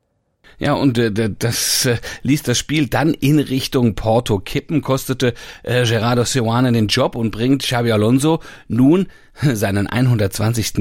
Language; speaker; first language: German; native; German